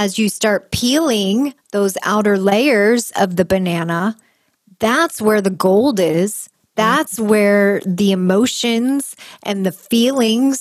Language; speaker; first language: English; native; English